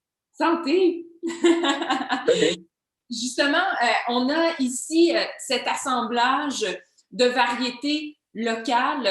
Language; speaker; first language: French; native; French